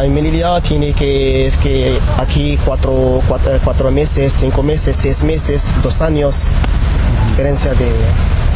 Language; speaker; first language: Spanish; non-native, learner; Arabic